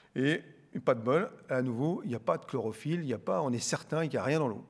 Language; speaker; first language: French; native; French